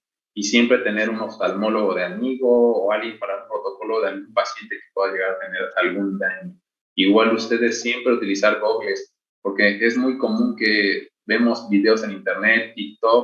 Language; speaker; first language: Spanish; native; Spanish